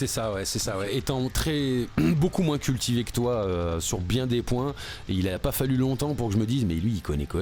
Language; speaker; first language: French; native; French